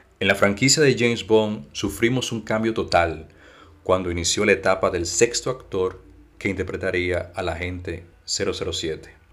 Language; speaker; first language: Spanish; native; Spanish